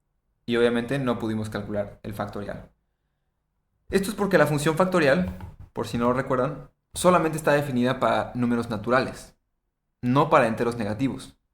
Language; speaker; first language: Spanish; native; Spanish